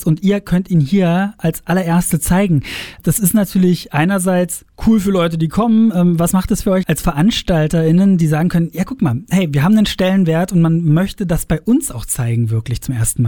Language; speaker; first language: German; native; German